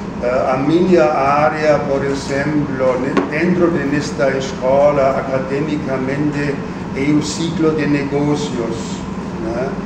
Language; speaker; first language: Portuguese; non-native, fluent; German